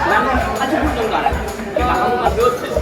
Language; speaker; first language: Korean; non-native, learner; Bangla